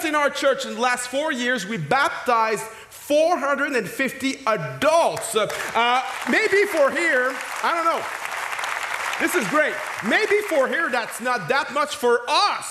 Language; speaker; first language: English; non-native, fluent; French